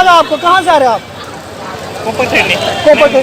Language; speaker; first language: Hindi; native; Hindi